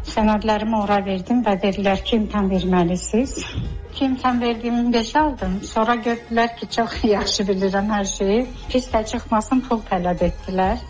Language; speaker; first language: Azerbaijani; non-native, fluent; Georgian